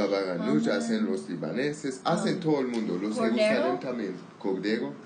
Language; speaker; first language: Spanish; non-native, learner; Armenian